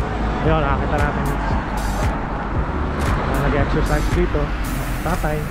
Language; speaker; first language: Filipino; native; Filipino